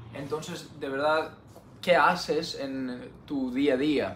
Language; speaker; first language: Spanish; non-native, learner; Greek